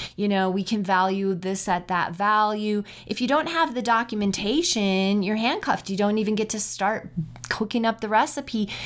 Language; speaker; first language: English; native; English